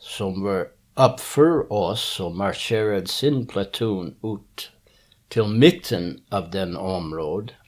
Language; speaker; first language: Swedish; early bilingual, other home language; English